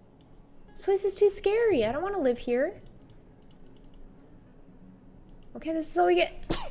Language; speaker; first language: English; native; English